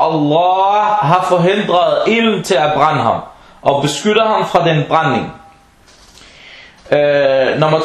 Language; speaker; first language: Danish; early bilingual, other home language; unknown